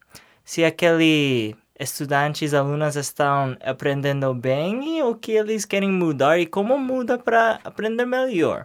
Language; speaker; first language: Portuguese; non-native, learner; English